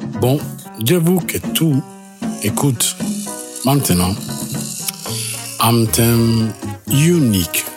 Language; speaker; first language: French; non-native, fluent; Spanish